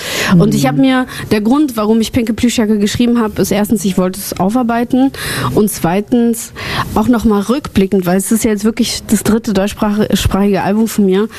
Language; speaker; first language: German; early bilingual, other home language; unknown